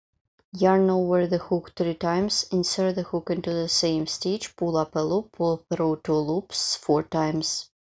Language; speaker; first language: English; non-native, fluent; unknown